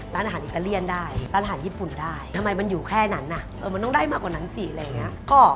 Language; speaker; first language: Thai; non-native, local second language; Lao